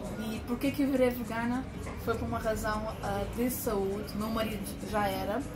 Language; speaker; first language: Portuguese; non-native, fluent; Ukrainian